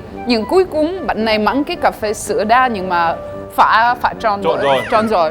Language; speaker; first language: Vietnamese; non-native, fluent; French